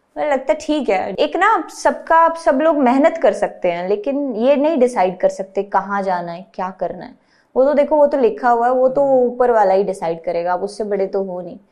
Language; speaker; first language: Hindi; native; Hindi